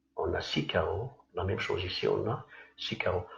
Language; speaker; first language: French; non-native, local second language; Arabic